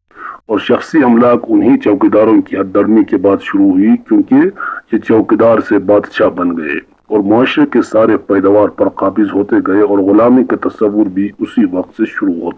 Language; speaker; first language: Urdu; non-native, local second language; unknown